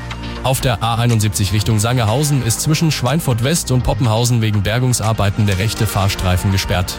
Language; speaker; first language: German; native; German